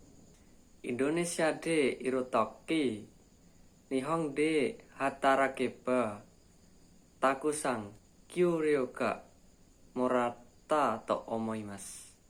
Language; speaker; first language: Japanese; non-native, learner; Indonesian